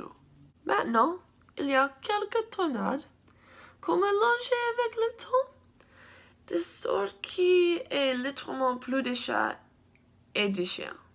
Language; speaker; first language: French; non-native, learner; English